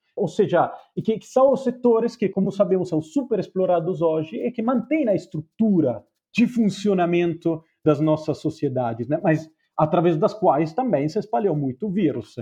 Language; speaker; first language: Portuguese; non-native, fluent; Spanish